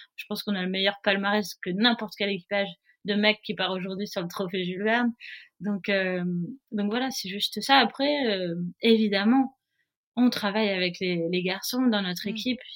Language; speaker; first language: French; native; French